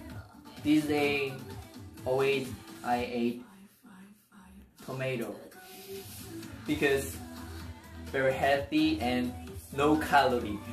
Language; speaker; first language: English; non-native, learner; Korean